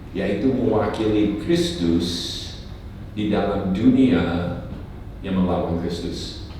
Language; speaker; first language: Indonesian; non-native, fluent; English